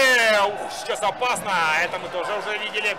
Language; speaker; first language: Russian; native; Russian